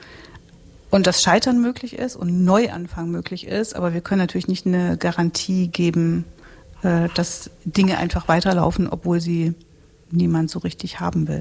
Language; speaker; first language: German; native; German